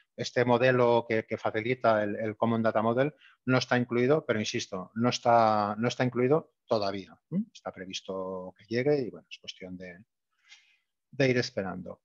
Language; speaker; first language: Spanish; native; Spanish